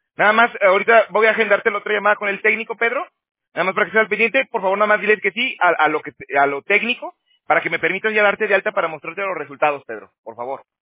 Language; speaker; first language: Spanish; native; Spanish